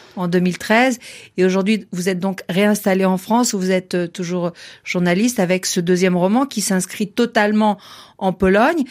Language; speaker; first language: French; native; French